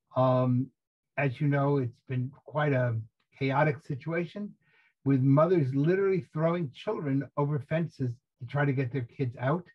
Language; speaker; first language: English; native; English